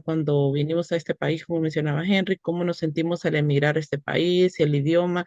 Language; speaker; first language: Spanish; native; Spanish